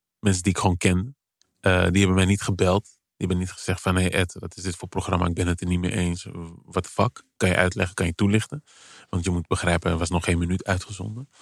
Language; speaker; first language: Dutch; early bilingual, other home language; Kabuverdianu